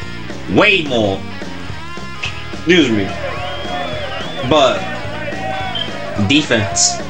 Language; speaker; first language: English; native; English